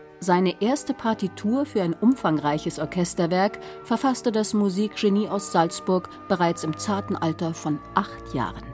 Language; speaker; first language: German; native; German